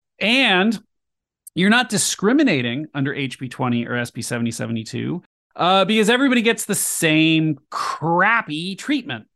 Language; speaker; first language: English; native; English